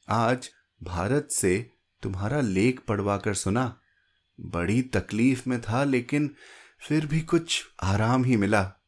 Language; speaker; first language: Hindi; native; Hindi